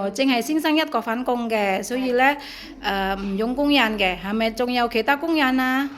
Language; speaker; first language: Cantonese; native; Cantonese